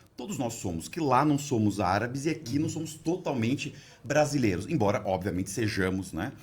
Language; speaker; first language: Portuguese; native; Portuguese